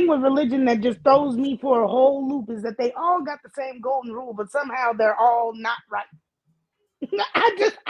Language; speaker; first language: English; early bilingual, other home language; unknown